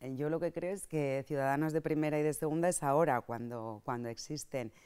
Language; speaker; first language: Spanish; native; Spanish